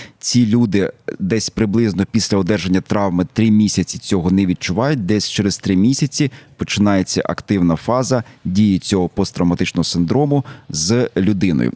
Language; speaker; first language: Ukrainian; native; Ukrainian